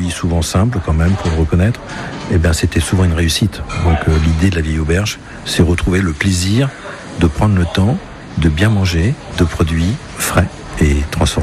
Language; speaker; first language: French; native; French